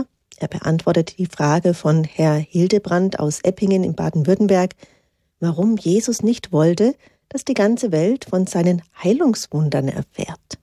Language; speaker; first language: German; native; German